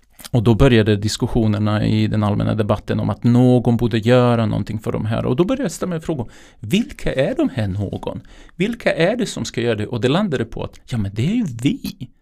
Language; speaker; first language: Swedish; non-native, fluent; Bosnian